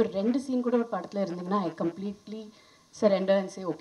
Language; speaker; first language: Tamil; non-native, fluent; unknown